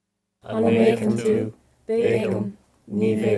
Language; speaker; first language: Irish; non-native, learner; English